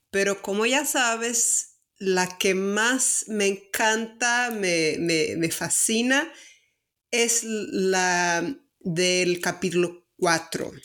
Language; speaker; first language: Spanish; non-native, fluent; Portuguese